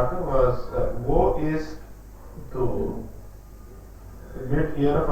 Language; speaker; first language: German; non-native, learner; Hindi